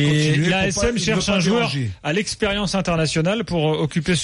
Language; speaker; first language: French; native; French